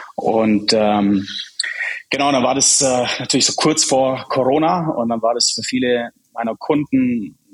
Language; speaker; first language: German; early bilingual, other home language; Czech